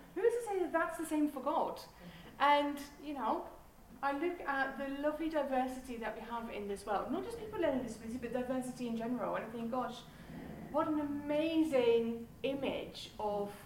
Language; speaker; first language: English; non-native, fluent; Dutch